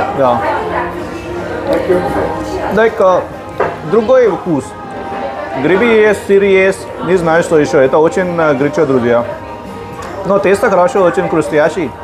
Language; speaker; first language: Russian; non-native, learner; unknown